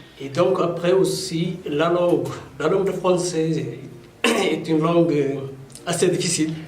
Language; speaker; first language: French; non-native, learner; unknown